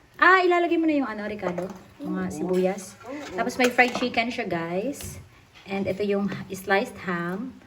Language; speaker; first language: Filipino; non-native, local second language; Waray